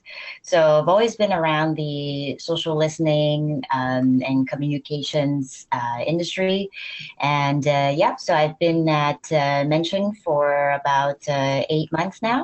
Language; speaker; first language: English; native; English